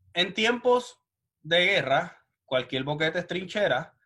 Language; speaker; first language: Spanish; native; Spanish